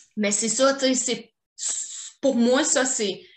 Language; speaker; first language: French; native; French